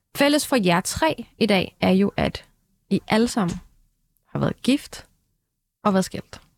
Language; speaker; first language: Danish; early bilingual, other home language; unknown